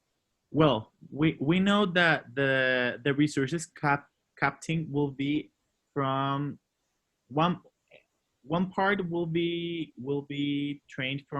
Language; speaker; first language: English; non-native, learner; Spanish